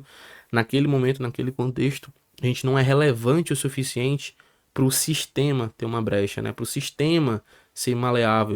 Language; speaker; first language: Portuguese; native; Portuguese